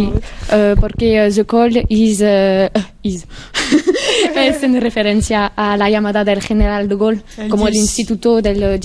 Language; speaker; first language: Spanish; non-native, learner; French